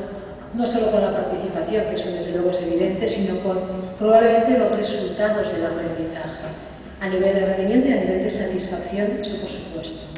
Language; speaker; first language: Spanish; native; Spanish